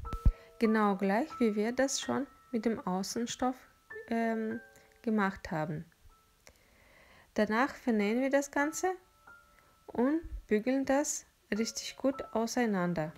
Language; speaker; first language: German; non-native, fluent; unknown